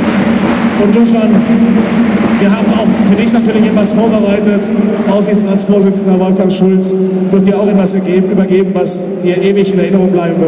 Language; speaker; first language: German; native; German